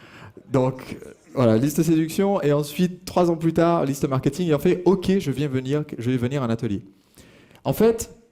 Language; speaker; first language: French; native; French